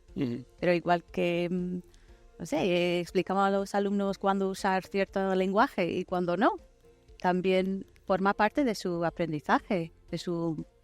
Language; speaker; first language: Spanish; non-native, fluent; English